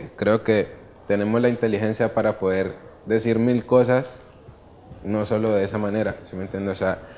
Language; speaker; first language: Spanish; early bilingual, other home language; Italian